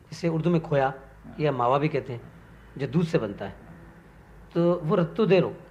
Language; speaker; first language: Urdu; non-native, local second language; Sindhi